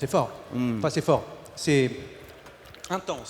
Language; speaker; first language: French; native; French